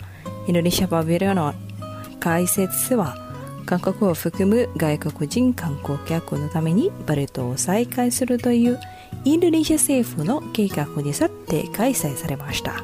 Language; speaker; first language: Japanese; non-native, fluent; Indonesian